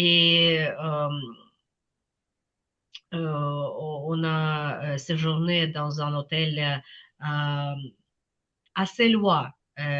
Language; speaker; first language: French; non-native, fluent; Ukrainian